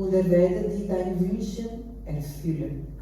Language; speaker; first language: German; non-native, learner; Portuguese